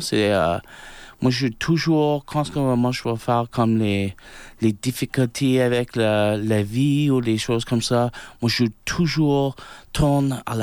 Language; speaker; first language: French; non-native, local second language; English